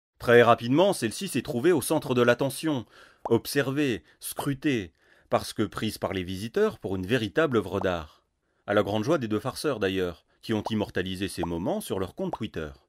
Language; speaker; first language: French; native; French